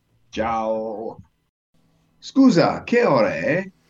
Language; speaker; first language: Italian; non-native, learner; English